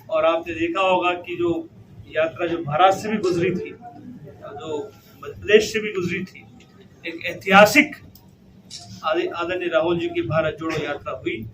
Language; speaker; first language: Hindi; native; Hindi